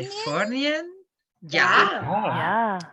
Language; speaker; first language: German; non-native, learner; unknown